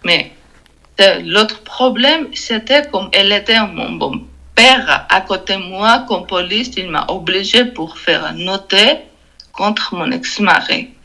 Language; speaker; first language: French; non-native, learner; Georgian